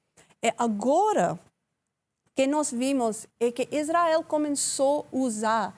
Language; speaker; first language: Portuguese; non-native, learner; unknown